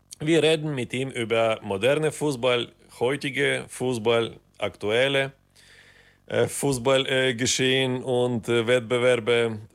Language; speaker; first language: German; non-native, fluent; Ukrainian